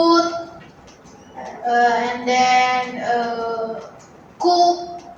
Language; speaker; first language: English; non-native, learner; Indonesian